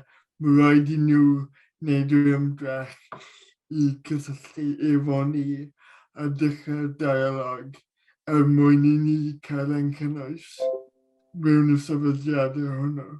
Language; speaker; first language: Welsh; non-native, local second language; English